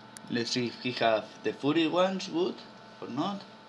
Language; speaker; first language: English; non-native, learner; Spanish